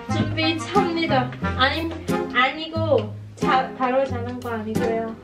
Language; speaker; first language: Korean; non-native, learner; Mongolian